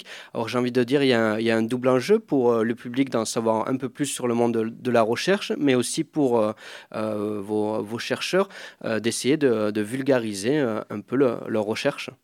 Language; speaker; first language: French; native; French